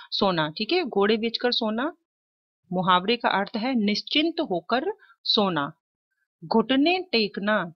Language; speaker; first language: Hindi; native; Hindi